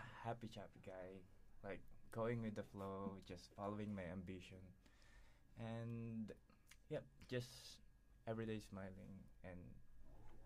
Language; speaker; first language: English; non-native, local second language; Filipino